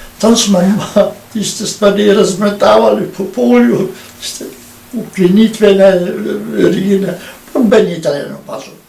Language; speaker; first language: Slovenian; native; Slovenian